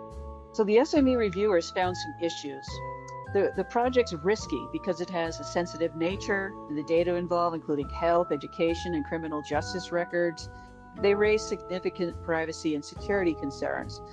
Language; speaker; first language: English; native; English